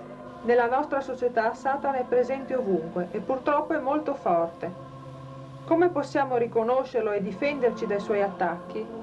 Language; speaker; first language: Italian; native; Italian